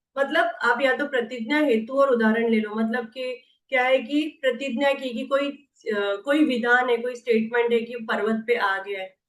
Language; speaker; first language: Hindi; non-native, local second language; Marathi